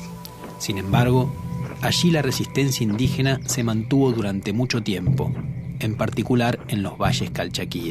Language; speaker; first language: Spanish; native; Spanish